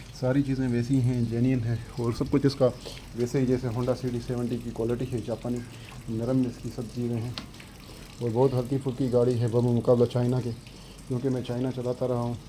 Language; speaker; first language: Urdu; non-native, local second language; Sindhi